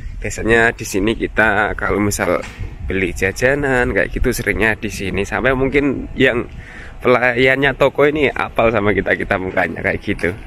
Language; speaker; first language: Indonesian; native; Indonesian